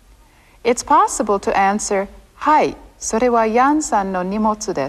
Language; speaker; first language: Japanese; non-native, fluent; English